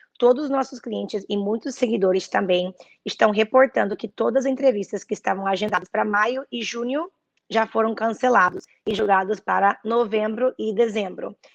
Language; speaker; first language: Portuguese; early bilingual, heritage; Portuguese